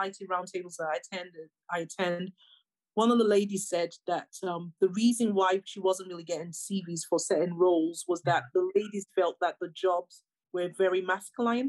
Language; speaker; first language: English; native; English